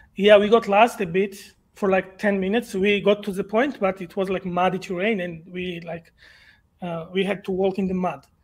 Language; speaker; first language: English; non-native, learner; Georgian